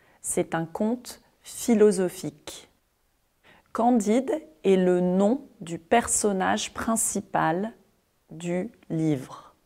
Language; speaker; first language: French; native; French